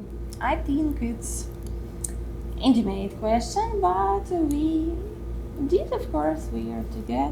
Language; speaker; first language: English; non-native, learner; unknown